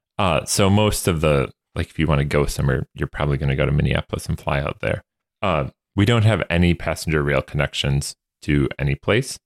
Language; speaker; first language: English; native; English